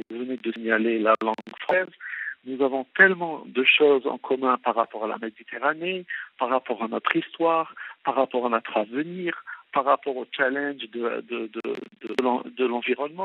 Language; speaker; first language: French; non-native, local second language; Arabic